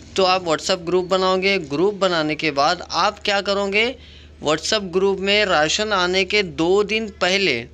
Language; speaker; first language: Hindi; non-native, local second language; Urdu